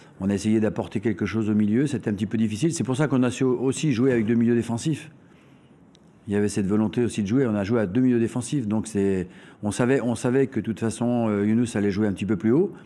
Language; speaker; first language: French; native; French